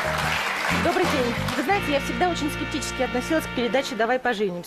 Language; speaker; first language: Russian; native; Russian